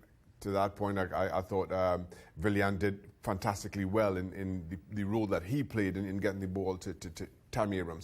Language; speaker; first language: English; native; English